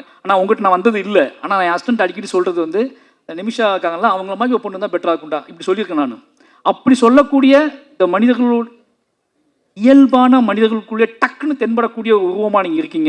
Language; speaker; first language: Tamil; native; Tamil